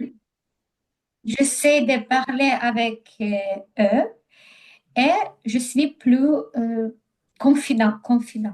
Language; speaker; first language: French; non-native, learner; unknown